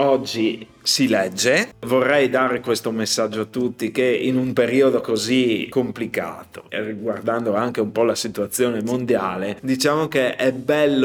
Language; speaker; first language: Italian; native; Italian